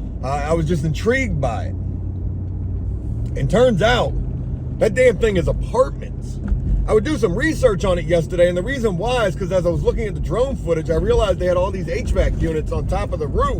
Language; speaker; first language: English; native; English